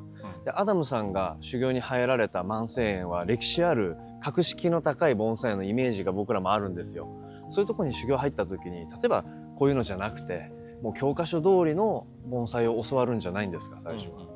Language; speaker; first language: Japanese; native; Japanese